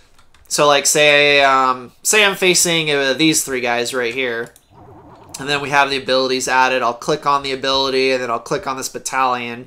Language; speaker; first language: English; native; English